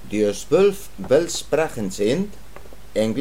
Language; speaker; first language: German; non-native, learner; Spanish